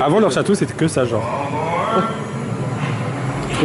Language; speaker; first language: French; native; French